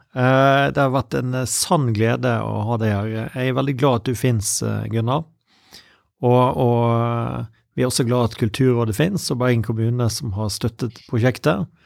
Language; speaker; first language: Norwegian; native; Norwegian